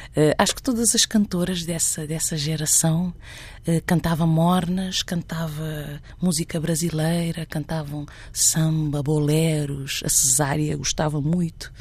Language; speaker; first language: Portuguese; non-native, local second language; Kabuverdianu